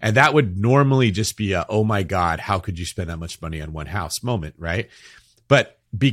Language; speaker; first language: English; native; English